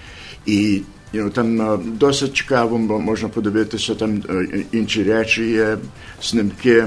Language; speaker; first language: Ukrainian; early bilingual, heritage; Ukrainian